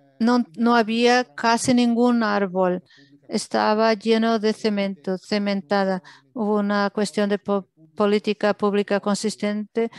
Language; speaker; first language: Spanish; non-native, fluent; Italian